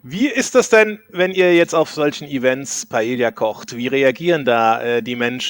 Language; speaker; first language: German; native; German